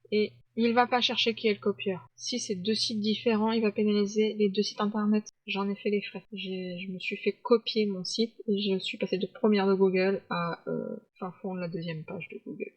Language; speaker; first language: French; native; French